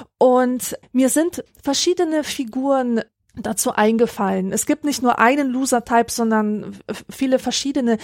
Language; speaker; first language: German; early bilingual, other home language; Polish